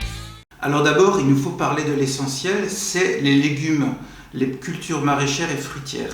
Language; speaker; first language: French; native; French